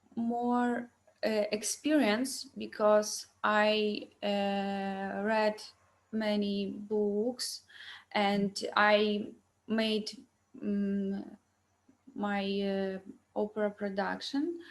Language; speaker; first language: English; non-native, learner; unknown